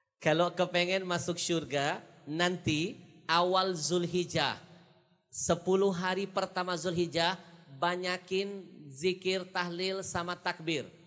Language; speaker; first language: Indonesian; native; Indonesian